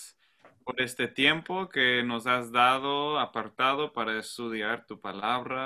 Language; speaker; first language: Spanish; non-native, fluent; English